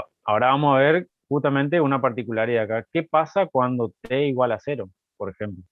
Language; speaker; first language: Spanish; native; Spanish